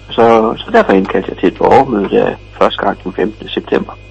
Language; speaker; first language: Danish; native; Danish